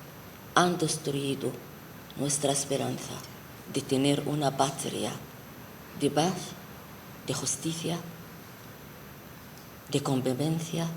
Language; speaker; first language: Spanish; non-native, fluent; Arabic